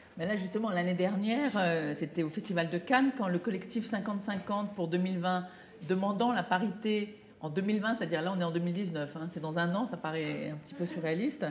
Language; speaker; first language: French; native; French